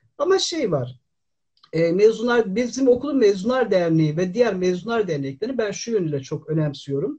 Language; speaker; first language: Turkish; native; Turkish